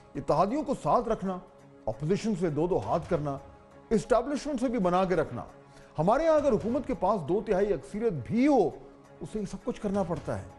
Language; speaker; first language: Urdu; native; Urdu